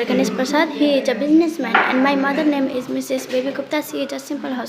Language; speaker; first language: English; non-native, learner; Hindi